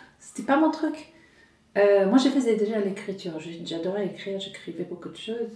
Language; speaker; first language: French; non-native, fluent; English